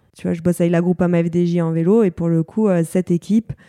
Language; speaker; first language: French; native; French